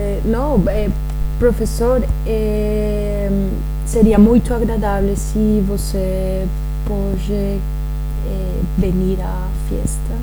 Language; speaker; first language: Spanish; non-native, learner; Portuguese